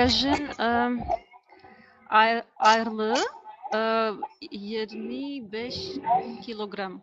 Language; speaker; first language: Turkish; non-native, learner; Russian